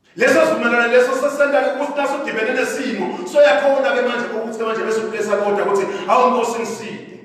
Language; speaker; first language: Zulu; non-native, local second language; Swati